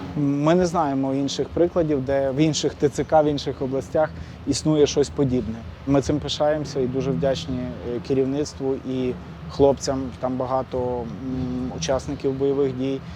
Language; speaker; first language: Ukrainian; native; Ukrainian